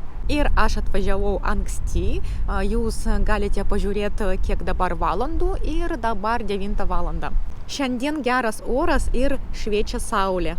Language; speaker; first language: Lithuanian; non-native, learner; Russian